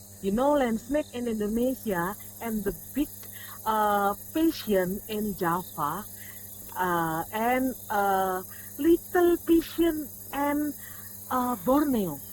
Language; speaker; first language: English; non-native, learner; Indonesian